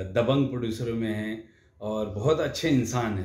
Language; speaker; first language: Hindi; native; Hindi